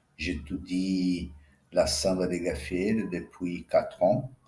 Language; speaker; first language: French; non-native, fluent; Portuguese